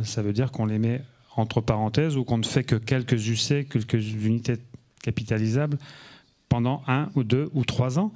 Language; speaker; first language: French; native; French